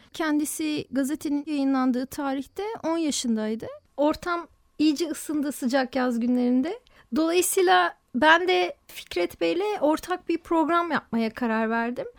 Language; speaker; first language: Turkish; native; Turkish